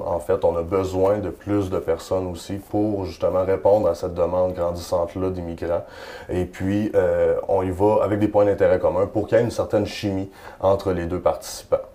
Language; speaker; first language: French; native; French